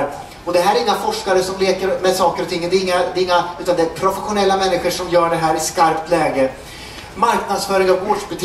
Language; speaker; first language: Swedish; native; Swedish